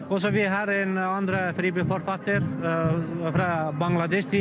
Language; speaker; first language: Norwegian; non-native, learner; Azerbaijani